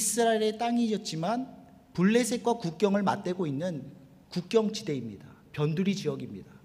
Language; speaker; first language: Korean; native; Korean